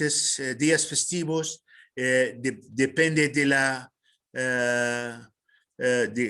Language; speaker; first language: Spanish; non-native, fluent; Arabic